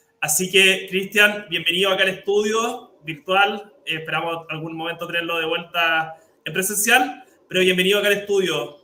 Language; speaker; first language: Spanish; native; Spanish